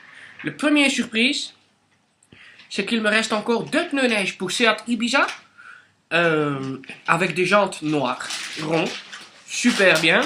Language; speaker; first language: French; non-native, local second language; Dutch